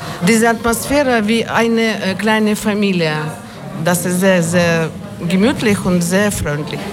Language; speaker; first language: German; non-native, learner; Ukrainian